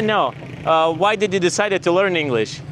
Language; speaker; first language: English; non-native, learner; Lithuanian